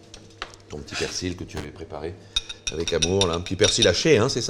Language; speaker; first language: French; native; French